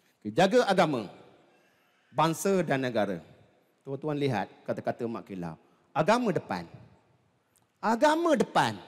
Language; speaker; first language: Malay; native; Malay